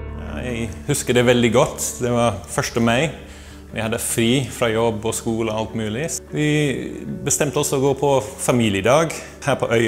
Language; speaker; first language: Norwegian; non-native, fluent; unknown